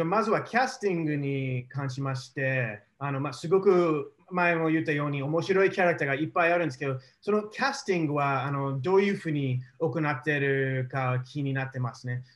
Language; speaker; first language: Japanese; non-native, fluent; English